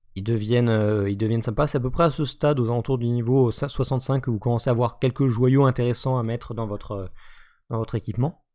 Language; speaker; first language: French; native; French